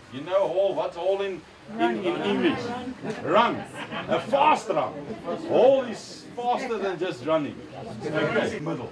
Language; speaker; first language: English; non-native, local second language; Afrikaans